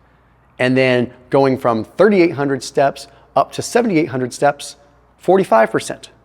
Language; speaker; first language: English; native; English